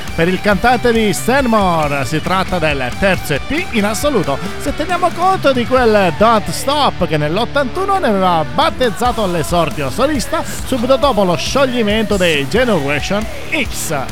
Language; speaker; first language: Italian; native; Italian